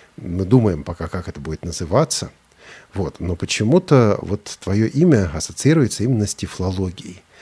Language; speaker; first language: Russian; native; Russian